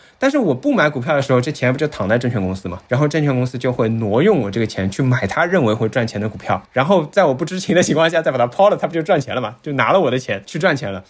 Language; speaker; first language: Chinese; native; Chinese